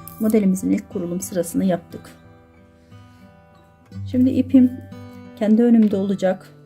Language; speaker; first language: Turkish; native; Turkish